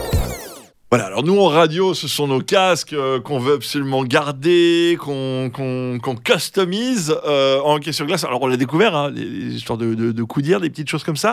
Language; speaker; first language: French; native; French